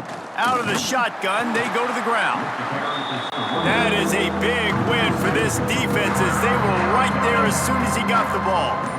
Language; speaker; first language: English; native; English